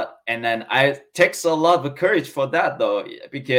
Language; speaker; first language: English; non-native, learner; Chinese